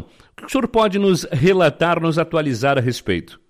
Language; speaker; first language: Portuguese; native; Portuguese